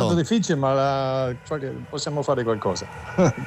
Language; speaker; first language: Italian; non-native, learner; German